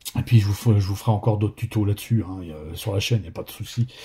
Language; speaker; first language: French; native; French